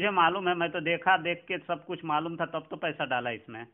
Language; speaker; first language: Hindi; native; Hindi